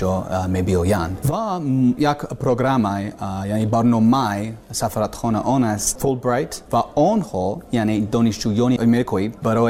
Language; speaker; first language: Persian; non-native, learner; English